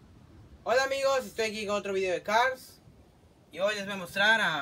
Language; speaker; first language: Spanish; native; Spanish